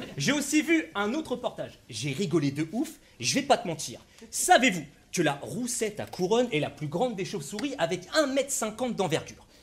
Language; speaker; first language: French; native; French